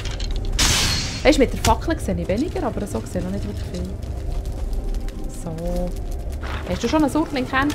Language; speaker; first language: German; native; German